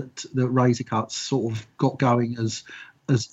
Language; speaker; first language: English; native; English